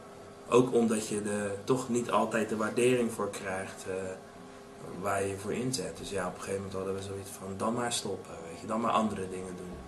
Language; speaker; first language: Dutch; native; Dutch